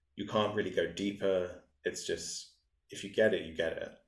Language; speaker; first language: English; native; English